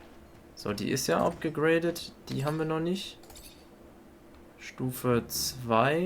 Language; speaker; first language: German; native; German